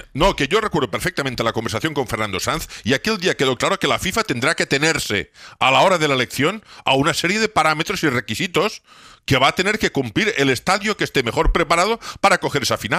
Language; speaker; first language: Spanish; native; Spanish